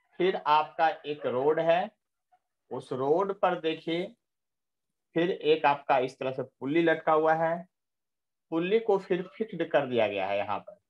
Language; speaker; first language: Hindi; native; Hindi